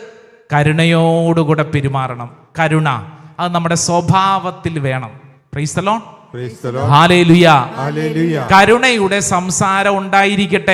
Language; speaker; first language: Malayalam; native; Malayalam